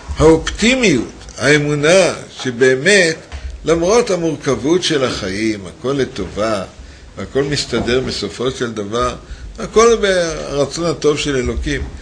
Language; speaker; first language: Hebrew; native; Hebrew